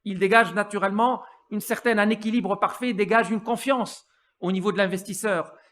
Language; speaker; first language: French; non-native, local second language; Arabic